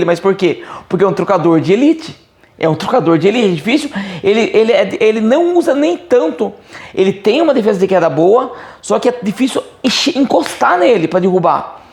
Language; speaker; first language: Portuguese; native; Portuguese